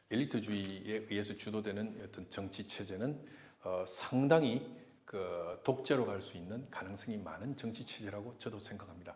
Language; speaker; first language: Korean; native; Korean